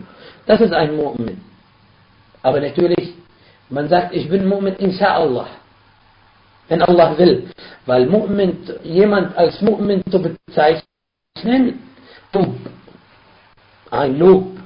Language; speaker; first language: German; non-native, fluent; Arabic